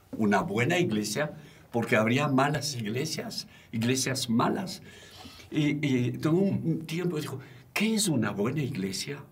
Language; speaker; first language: Spanish; non-native, fluent; French